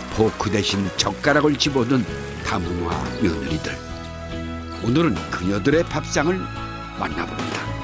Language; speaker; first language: Korean; native; Korean